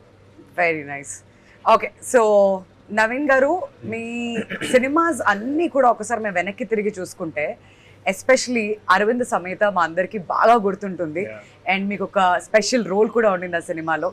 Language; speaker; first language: Telugu; native; Telugu